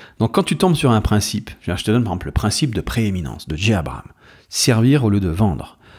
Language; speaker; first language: French; native; French